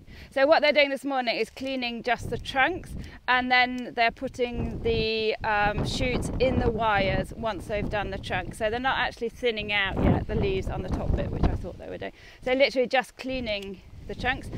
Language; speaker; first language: English; native; English